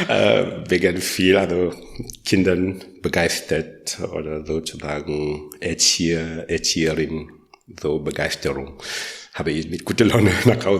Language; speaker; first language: German; non-native, learner; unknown